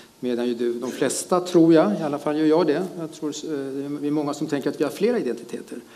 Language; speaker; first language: Swedish; early bilingual, other home language; German